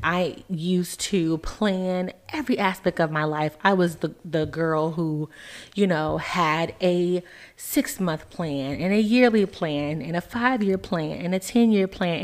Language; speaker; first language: English; native; English